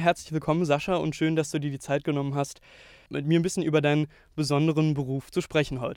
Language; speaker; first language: German; native; German